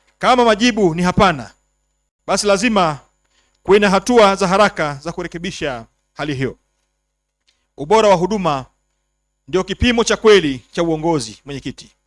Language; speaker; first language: Swahili; native; Swahili